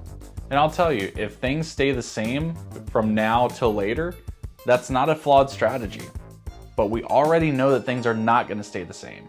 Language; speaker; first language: English; native; English